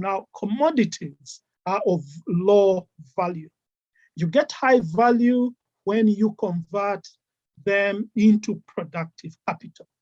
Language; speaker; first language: English; non-native, local second language; Ganda